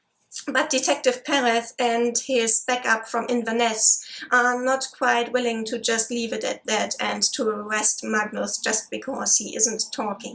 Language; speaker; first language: English; non-native, fluent; German